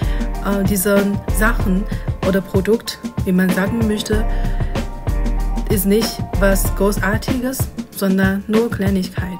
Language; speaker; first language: German; non-native, learner; Chinese